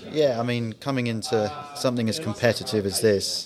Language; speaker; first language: English; native; English